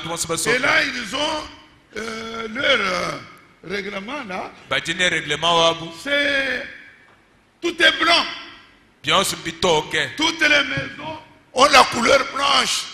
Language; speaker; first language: French; non-native, local second language; Luba-Lulua